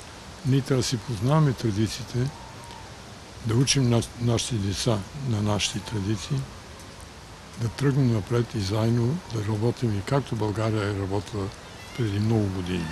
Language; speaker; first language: Bulgarian; early bilingual, heritage; Bulgarian